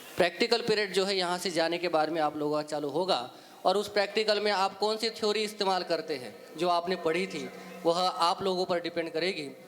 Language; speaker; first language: Hindi; non-native, local second language; Marathi